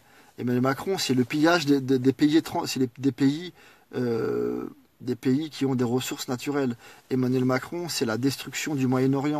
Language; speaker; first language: French; native; French